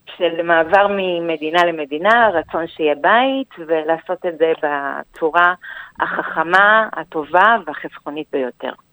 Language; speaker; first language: Hebrew; early bilingual, other home language; Spanish